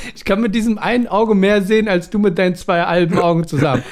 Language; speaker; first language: German; early bilingual, other home language; Persian